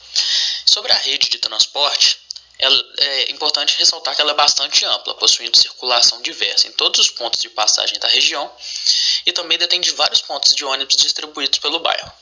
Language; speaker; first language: Portuguese; native; Portuguese